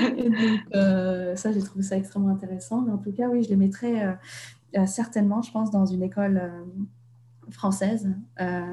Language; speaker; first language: French; non-native, fluent; Vietnamese